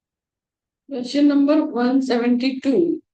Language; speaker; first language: English; non-native, local second language; Hindi